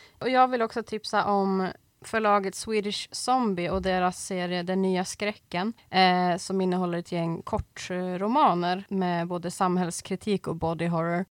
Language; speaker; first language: Swedish; native; Swedish